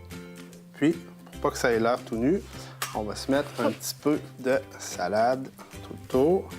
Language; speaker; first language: French; native; French